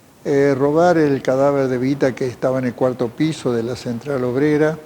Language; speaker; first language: Spanish; native; Spanish